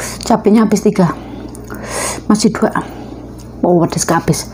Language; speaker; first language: Indonesian; non-native, local second language; Javanese